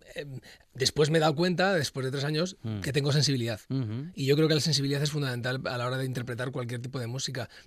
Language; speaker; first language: Spanish; native; Spanish